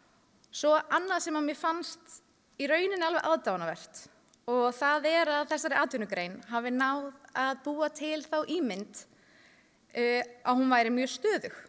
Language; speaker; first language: Icelandic; native; Icelandic